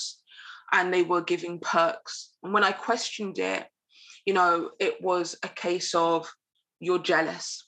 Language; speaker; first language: English; native; English